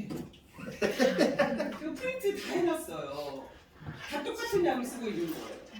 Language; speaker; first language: Korean; native; Korean